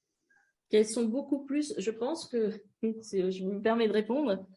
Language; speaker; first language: French; native; French